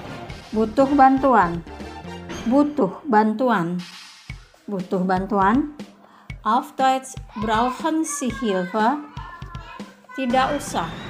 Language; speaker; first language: German; non-native, fluent; Indonesian